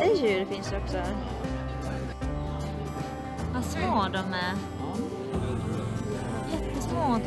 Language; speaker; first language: Swedish; non-native, learner; Japanese